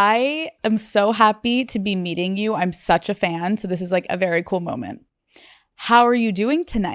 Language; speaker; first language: English; native; English